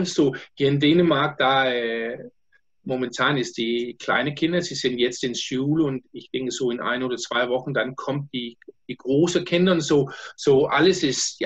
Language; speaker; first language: German; non-native, learner; Danish